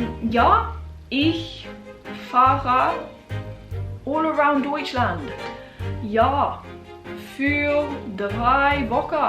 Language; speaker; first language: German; non-native, learner; English